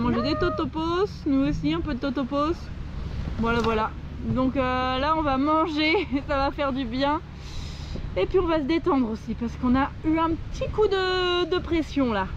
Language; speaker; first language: French; native; French